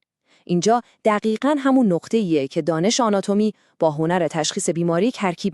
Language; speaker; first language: Persian; native; Persian